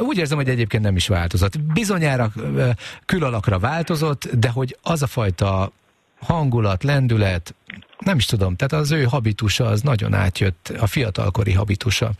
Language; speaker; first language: Hungarian; native; Hungarian